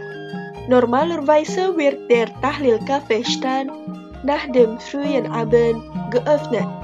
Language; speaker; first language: German; non-native, fluent; Indonesian